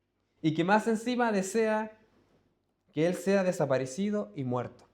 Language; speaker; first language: Spanish; native; Spanish